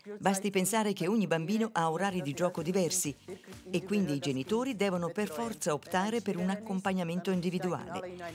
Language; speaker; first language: Italian; native; Italian